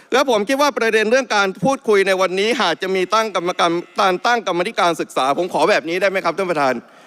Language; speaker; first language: Thai; native; Thai